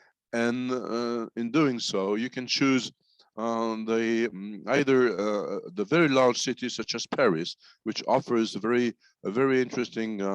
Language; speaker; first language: English; non-native, fluent; French